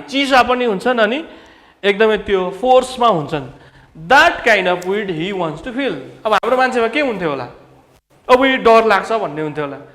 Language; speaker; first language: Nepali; native; Nepali